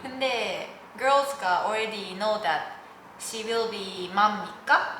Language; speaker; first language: English; non-native, learner; Japanese